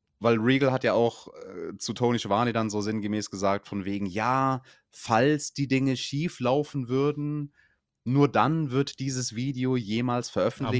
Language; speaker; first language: German; native; German